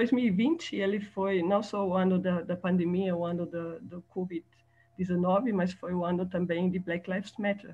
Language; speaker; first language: Portuguese; non-native, fluent; German